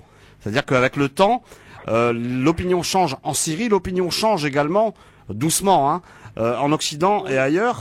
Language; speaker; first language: French; native; French